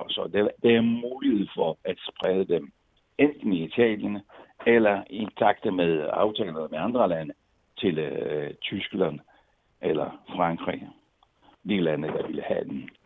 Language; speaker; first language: Danish; non-native, fluent; Italian